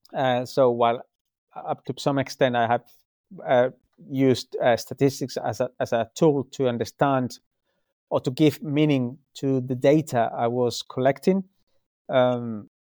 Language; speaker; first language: English; non-native, fluent; Spanish